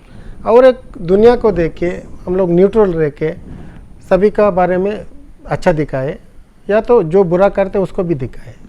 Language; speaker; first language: Hindi; non-native, local second language; Tulu